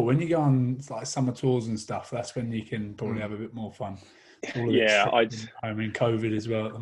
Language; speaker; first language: English; native; English